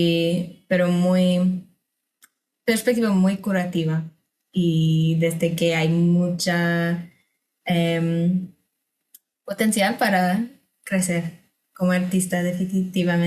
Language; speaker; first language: Spanish; non-native, fluent; English